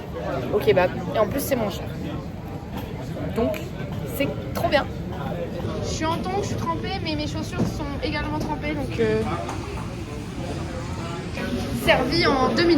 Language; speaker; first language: French; native; French